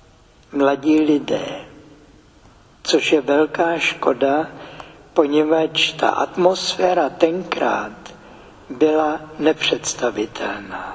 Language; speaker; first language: Czech; native; Czech